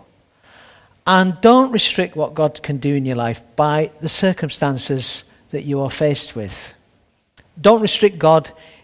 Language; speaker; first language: English; native; English